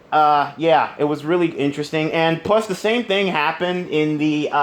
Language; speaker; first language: English; native; English